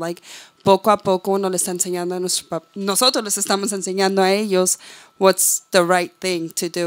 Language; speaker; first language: Spanish; early bilingual, heritage; Spanish